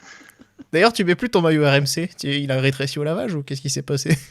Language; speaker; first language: French; native; French